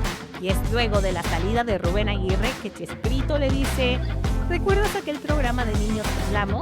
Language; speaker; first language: Spanish; native; Spanish